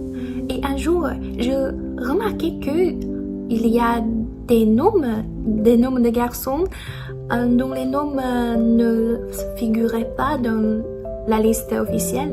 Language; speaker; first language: French; non-native, learner; Chinese